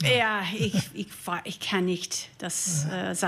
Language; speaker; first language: German; non-native, learner; English